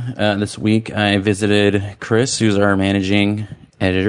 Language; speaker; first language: English; native; English